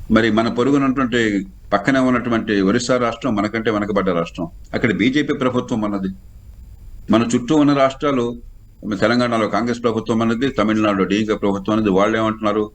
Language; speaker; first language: Telugu; native; Telugu